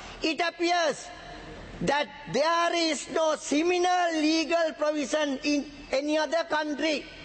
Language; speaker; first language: English; non-native, local second language; Sinhala